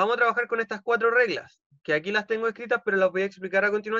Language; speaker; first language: Spanish; native; Spanish